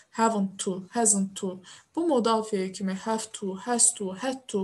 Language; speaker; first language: English; non-native, fluent; Azerbaijani